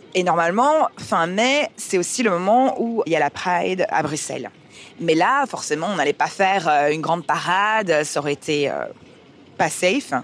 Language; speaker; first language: French; native; French